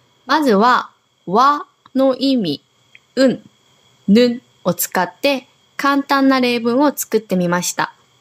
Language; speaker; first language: Japanese; non-native, fluent; Korean